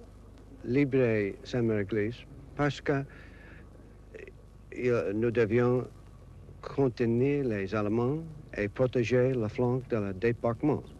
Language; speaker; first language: French; non-native, learner; English